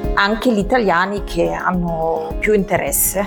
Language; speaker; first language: Italian; non-native, fluent; German